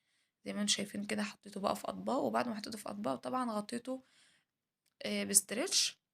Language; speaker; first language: Arabic; native; Arabic